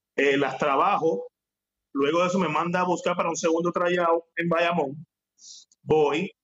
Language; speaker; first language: Spanish; native; Spanish